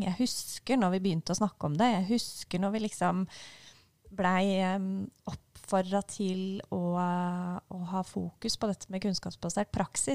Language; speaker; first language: Norwegian; native; Norwegian